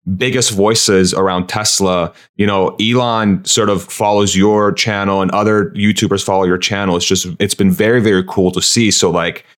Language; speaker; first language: English; early bilingual, other home language; Persian